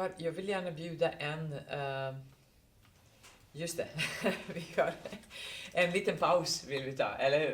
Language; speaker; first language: Swedish; non-native, fluent; Serbian